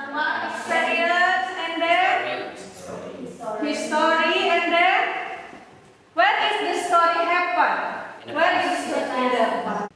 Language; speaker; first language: English; non-native, learner; Indonesian